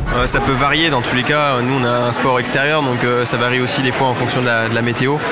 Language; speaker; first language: French; native; French